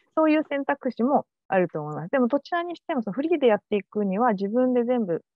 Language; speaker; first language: Japanese; native; Japanese